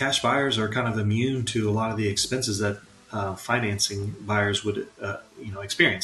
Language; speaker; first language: English; native; English